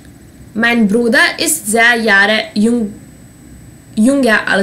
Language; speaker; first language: German; non-native, fluent; Serbian